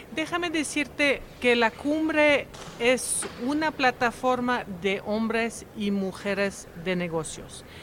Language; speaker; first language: Spanish; non-native, fluent; French